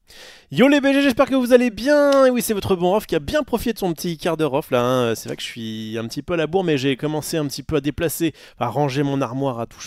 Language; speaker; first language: French; native; French